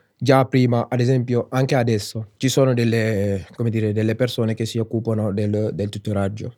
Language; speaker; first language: Italian; non-native, fluent; Wolof